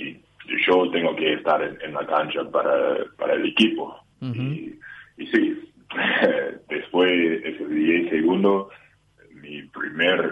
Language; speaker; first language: Spanish; non-native, learner; English